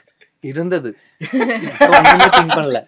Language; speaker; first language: Tamil; non-native, learner; Malayalam